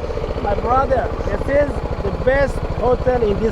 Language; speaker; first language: English; non-native, learner; Persian